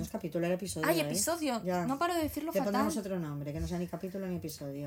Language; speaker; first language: Spanish; native; Spanish